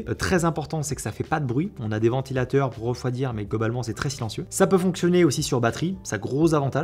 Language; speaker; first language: French; native; French